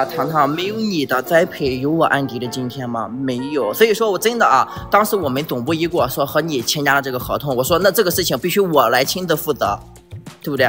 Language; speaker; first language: Chinese; native; Chinese